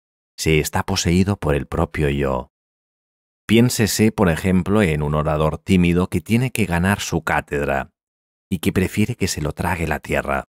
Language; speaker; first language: Spanish; native; Spanish